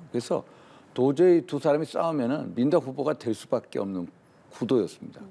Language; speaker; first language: Korean; native; Korean